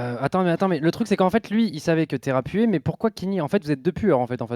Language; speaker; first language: French; native; French